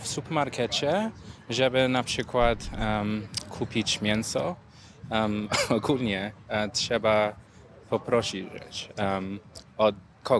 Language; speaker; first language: Polish; non-native, learner; English